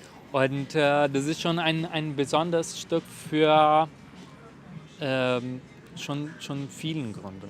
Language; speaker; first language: German; non-native, fluent; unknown